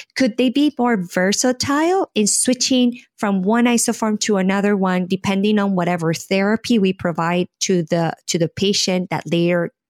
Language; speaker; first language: English; non-native, fluent; Spanish